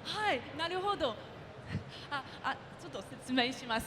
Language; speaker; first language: Japanese; non-native, fluent; French